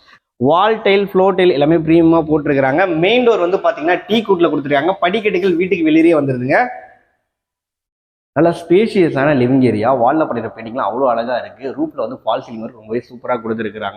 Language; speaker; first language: Tamil; native; Tamil